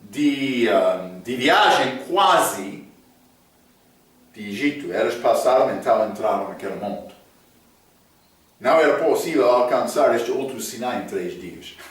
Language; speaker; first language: Portuguese; non-native, fluent; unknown